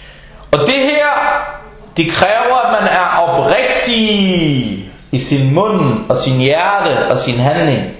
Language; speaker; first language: Danish; non-native, fluent; Arabic